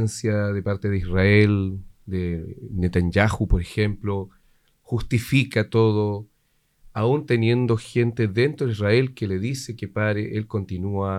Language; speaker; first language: Spanish; native; Spanish